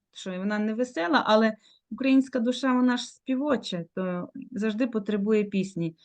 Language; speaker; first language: Ukrainian; native; Ukrainian